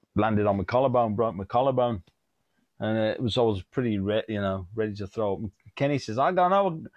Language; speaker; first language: English; native; English